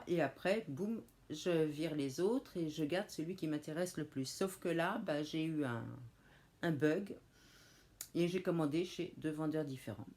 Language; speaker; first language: French; native; French